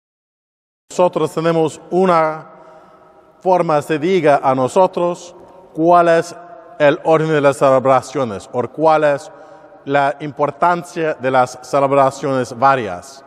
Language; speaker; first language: Spanish; non-native, learner; English